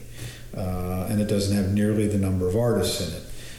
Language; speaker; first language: English; native; English